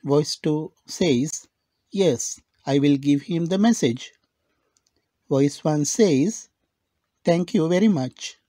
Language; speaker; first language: English; non-native, local second language; Sinhala